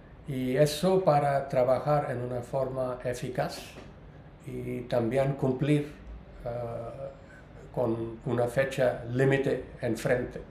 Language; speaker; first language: Spanish; non-native, learner; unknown